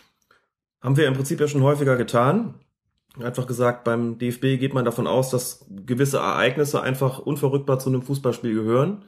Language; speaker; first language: German; native; German